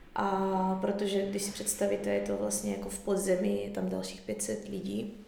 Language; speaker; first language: Czech; early bilingual, other home language; Russian